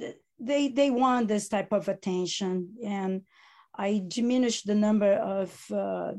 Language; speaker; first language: English; non-native, fluent; Italian